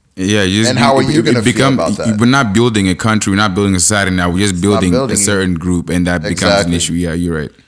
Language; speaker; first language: English; non-native, local second language; Shona